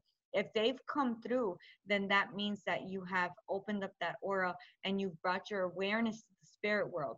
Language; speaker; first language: English; native; English